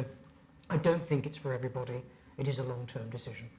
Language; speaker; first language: English; native; English